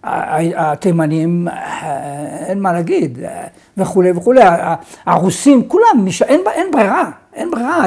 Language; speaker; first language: Hebrew; non-native, fluent; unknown